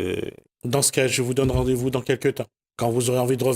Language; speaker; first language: French; native; French